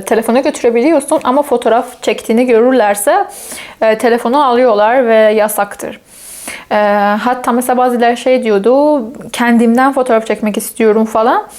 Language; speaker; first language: Turkish; non-native, fluent; Persian